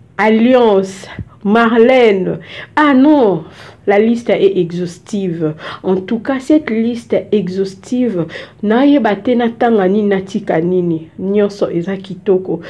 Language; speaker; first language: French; non-native, local second language; Lingala